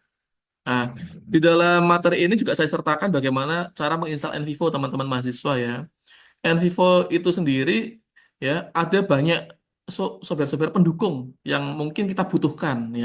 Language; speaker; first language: Indonesian; native; Indonesian